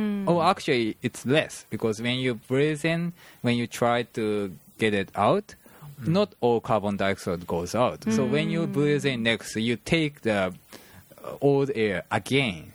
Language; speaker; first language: English; non-native, fluent; Japanese